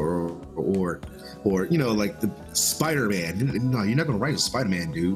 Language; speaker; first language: English; native; English